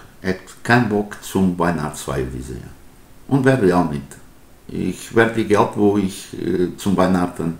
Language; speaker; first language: German; non-native, learner; Portuguese